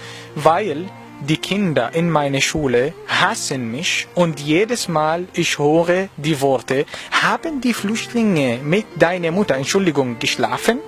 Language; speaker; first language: German; non-native, learner; Arabic